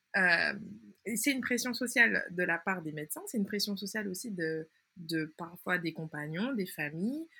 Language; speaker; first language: French; native; French